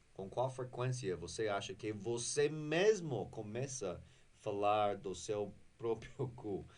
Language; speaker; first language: Portuguese; non-native, fluent; English